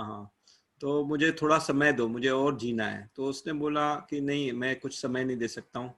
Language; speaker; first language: Hindi; native; Hindi